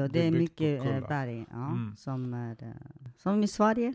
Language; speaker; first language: Swedish; non-native, fluent; Korean